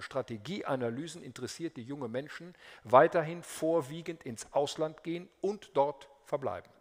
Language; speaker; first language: German; native; German